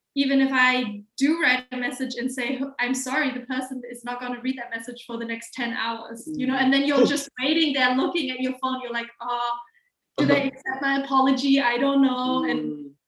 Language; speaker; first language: English; non-native, fluent; German